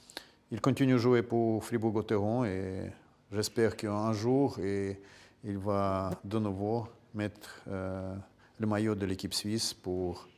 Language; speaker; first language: French; non-native, fluent; Russian